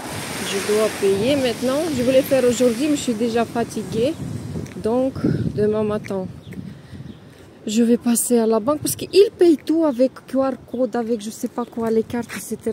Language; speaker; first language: French; non-native, fluent; Russian